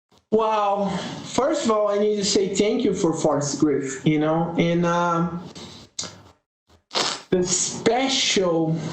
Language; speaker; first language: English; non-native, learner; Portuguese